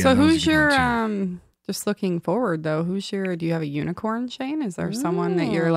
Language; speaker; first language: English; native; English